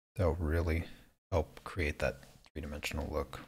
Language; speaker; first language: English; native; English